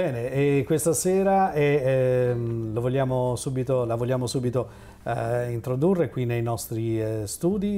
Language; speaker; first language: Italian; native; Italian